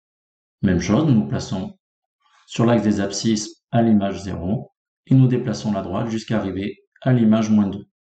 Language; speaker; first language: French; native; French